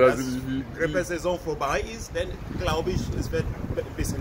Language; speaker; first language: German; non-native, fluent; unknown